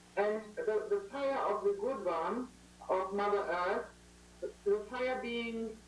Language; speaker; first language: English; non-native, learner; German